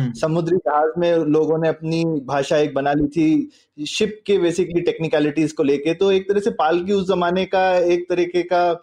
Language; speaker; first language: Hindi; native; Hindi